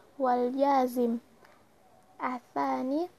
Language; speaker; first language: Arabic; non-native, learner; Indonesian